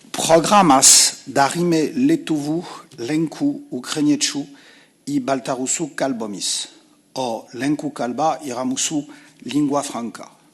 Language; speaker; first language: Lithuanian; non-native, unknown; French